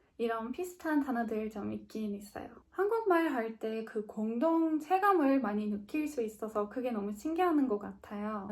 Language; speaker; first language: Korean; non-native, fluent; Turkish